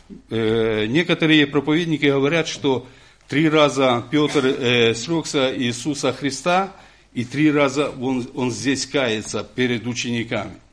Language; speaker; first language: Polish; non-native, learner; Ukrainian